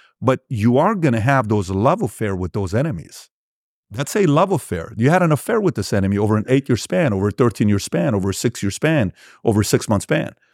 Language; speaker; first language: English; early bilingual, other home language; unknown